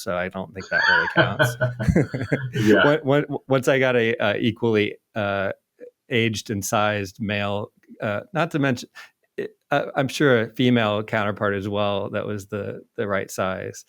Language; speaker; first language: English; native; English